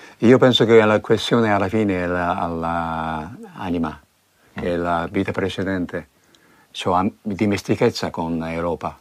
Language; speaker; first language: Italian; non-native, fluent; Japanese